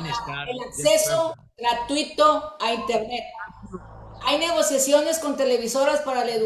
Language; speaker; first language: Spanish; native; Spanish